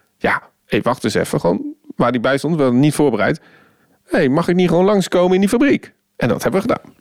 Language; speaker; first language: Dutch; native; Dutch